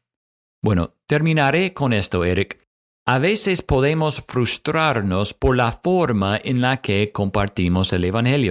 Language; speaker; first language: Spanish; non-native, fluent; English